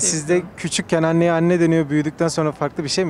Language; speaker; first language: Turkish; native; Turkish